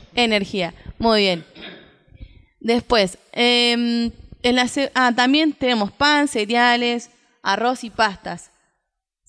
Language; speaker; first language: Spanish; native; Spanish